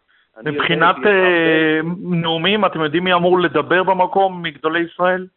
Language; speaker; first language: Hebrew; native; Hebrew